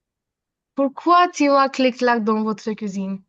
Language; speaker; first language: French; non-native, fluent; Hindi